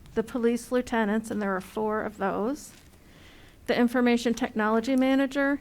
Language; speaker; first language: English; native; English